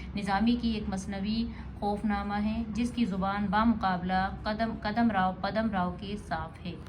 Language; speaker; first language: Urdu; native; Urdu